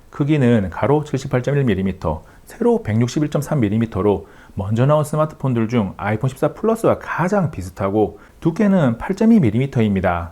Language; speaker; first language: Korean; native; Korean